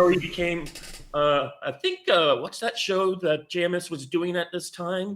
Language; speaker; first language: English; native; English